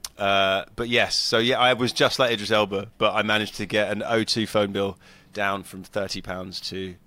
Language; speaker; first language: English; native; English